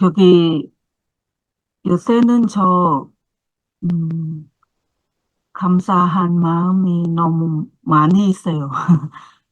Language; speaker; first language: Korean; non-native, learner; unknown